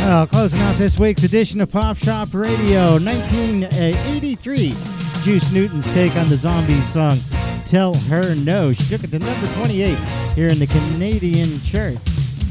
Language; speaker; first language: English; native; English